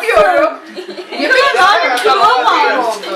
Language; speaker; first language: Turkish; native; Turkish